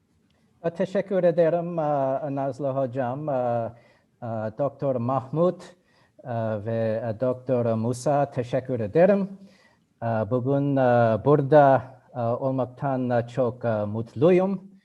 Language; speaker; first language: Turkish; non-native, learner; English